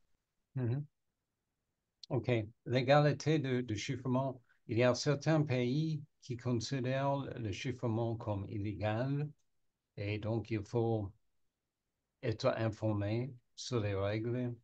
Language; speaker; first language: French; non-native, learner; English